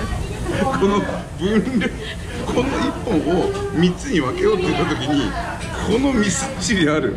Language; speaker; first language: Japanese; native; Japanese